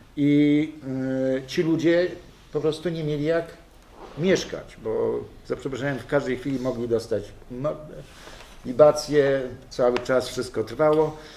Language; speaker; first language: Polish; native; Polish